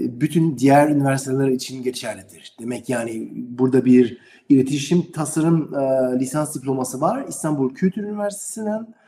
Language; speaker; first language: Turkish; non-native, learner; German